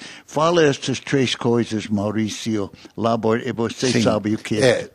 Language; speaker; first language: Portuguese; non-native, fluent; English